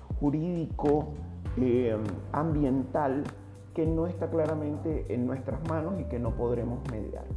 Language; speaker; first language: Spanish; native; Spanish